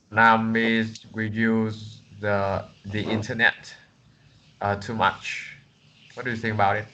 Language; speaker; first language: English; non-native, learner; Vietnamese